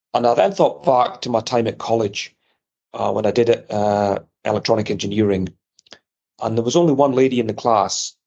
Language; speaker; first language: English; native; English